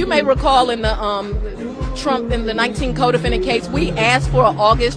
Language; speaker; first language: English; native; English